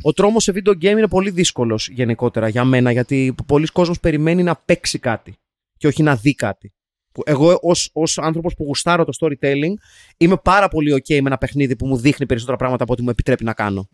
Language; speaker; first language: Greek; native; Greek